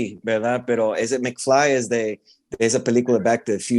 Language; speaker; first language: Spanish; non-native, fluent; English